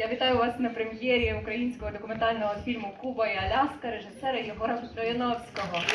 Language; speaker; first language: Ukrainian; native; Ukrainian